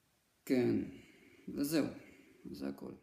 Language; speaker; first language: Hebrew; non-native, fluent; German